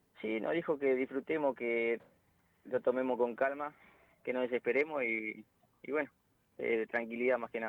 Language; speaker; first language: Spanish; native; Spanish